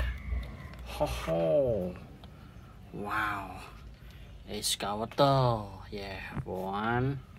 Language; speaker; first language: English; non-native, learner; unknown